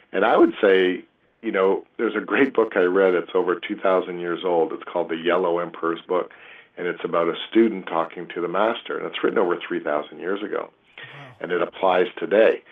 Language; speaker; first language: English; native; English